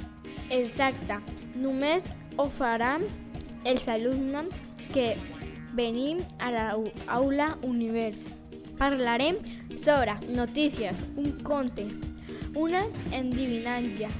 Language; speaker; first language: Catalan; non-native, learner; Spanish